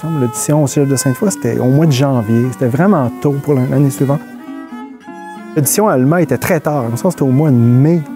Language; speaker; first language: French; native; French